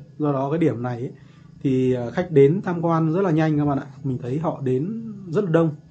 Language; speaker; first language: Vietnamese; native; Vietnamese